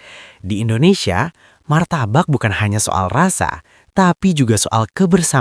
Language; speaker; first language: Indonesian; native; Indonesian